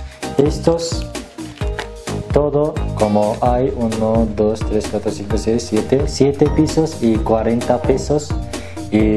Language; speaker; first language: Spanish; non-native, learner; Turkish